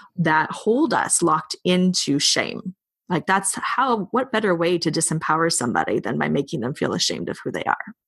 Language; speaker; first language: English; native; English